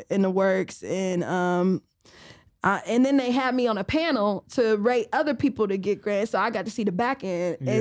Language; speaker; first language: English; native; English